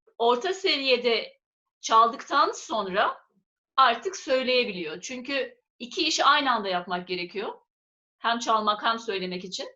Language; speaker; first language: Turkish; native; Turkish